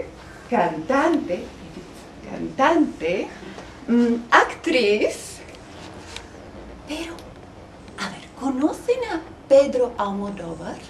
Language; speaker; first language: Spanish; non-native, fluent; Bulgarian